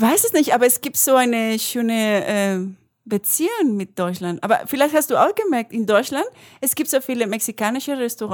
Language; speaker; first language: German; non-native, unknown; Spanish